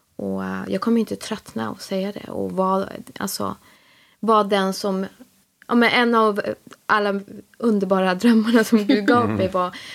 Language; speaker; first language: Swedish; early bilingual, other home language; Spanish